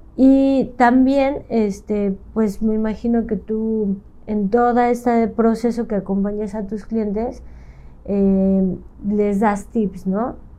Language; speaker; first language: Spanish; native; Spanish